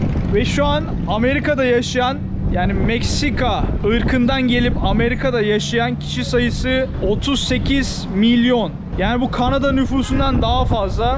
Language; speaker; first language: Turkish; native; Turkish